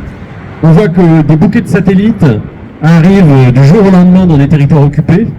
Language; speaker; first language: French; native; French